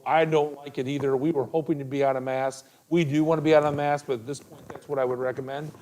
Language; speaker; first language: English; native; English